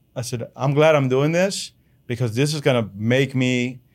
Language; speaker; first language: English; early bilingual, other home language; Spanish